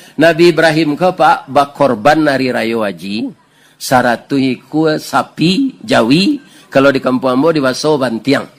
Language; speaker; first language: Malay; non-native, local second language; Minangkabau